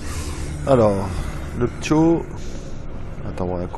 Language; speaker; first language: French; native; French